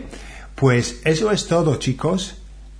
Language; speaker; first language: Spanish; non-native, fluent; English